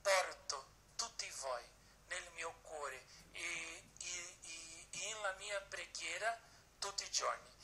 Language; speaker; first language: Italian; non-native, learner; Portuguese